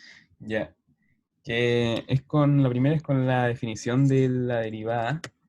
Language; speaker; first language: Spanish; native; Spanish